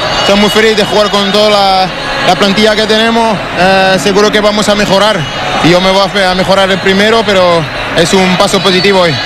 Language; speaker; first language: Spanish; non-native, fluent; French